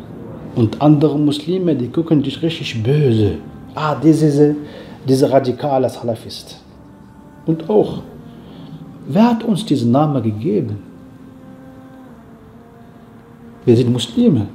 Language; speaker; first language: German; non-native, fluent; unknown